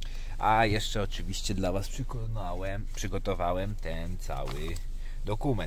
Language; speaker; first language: Polish; native; Polish